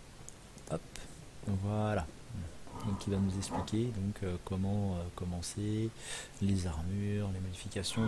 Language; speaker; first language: French; native; French